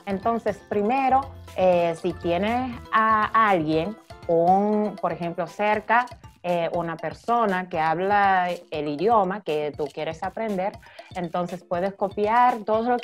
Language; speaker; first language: Spanish; non-native, fluent; Japanese